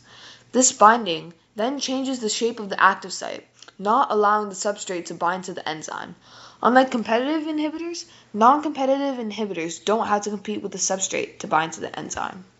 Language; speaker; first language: English; native; English